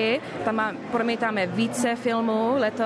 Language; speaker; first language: Czech; early bilingual, heritage; English